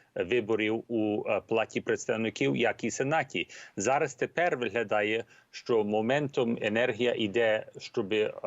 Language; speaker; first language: Ukrainian; early bilingual, heritage; Ukrainian